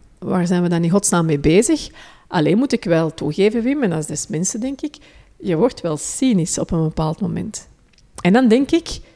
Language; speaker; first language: Dutch; early bilingual, other home language; Hindi